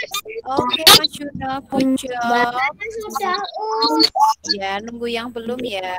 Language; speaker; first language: Indonesian; native; Indonesian